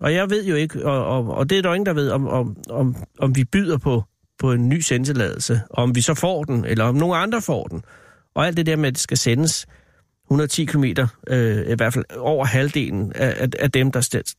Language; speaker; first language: Danish; native; Danish